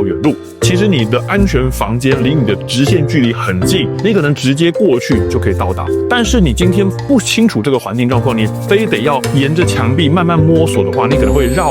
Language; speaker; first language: Chinese; native; Chinese